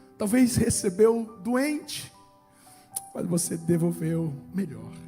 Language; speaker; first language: Portuguese; native; Portuguese